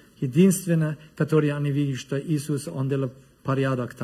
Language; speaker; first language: Russian; non-native, learner; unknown